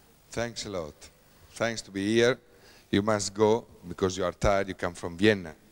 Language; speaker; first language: English; non-native, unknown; Italian